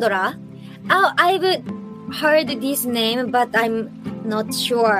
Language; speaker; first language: English; non-native, learner; Japanese